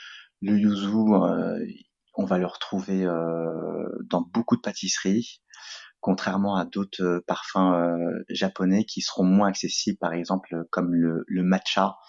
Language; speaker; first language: French; native; French